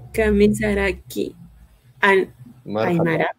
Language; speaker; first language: English; non-native, fluent; Spanish